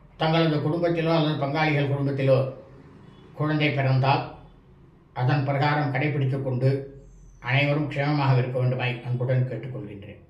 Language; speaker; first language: Tamil; native; Tamil